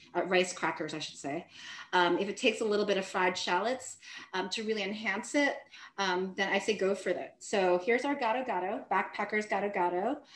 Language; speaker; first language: English; native; English